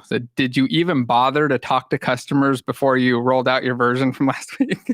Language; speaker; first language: English; native; English